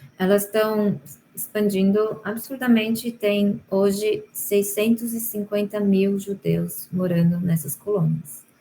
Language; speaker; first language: Portuguese; native; Portuguese